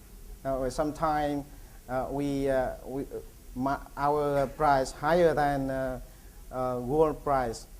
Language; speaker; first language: English; non-native, learner; Vietnamese